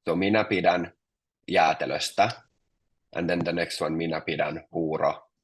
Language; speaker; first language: Finnish; non-native, fluent; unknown